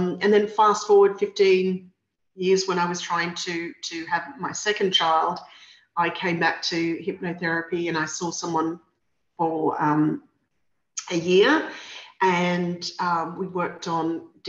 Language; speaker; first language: English; native; English